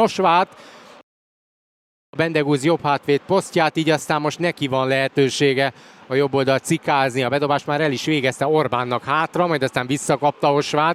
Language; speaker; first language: Hungarian; native; Hungarian